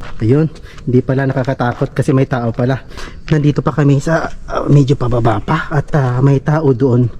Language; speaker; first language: Filipino; native; Filipino